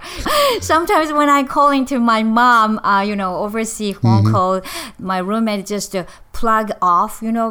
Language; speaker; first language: English; non-native, learner; Japanese